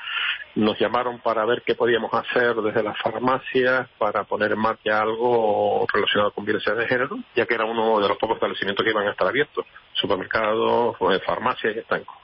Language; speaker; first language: Spanish; native; Spanish